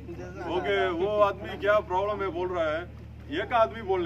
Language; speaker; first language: Hindi; non-native, local second language; Tamil